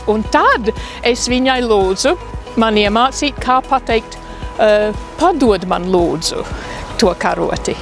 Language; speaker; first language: Latvian; non-native, fluent; English